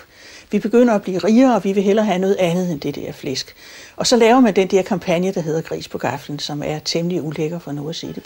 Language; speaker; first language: Danish; native; Danish